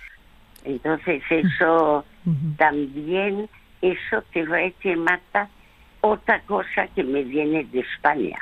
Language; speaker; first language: Spanish; early bilingual, other home language; French